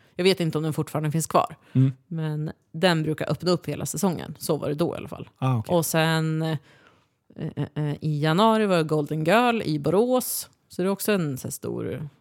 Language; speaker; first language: Swedish; native; Swedish